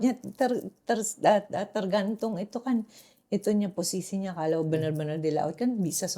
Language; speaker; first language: Indonesian; non-native, fluent; Filipino